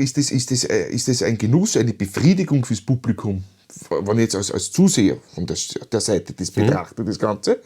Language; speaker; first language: German; native; German